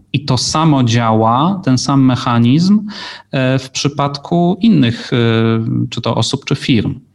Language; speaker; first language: Polish; native; Polish